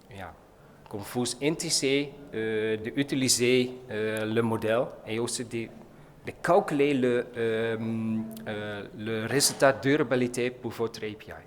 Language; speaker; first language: French; non-native, learner; Dutch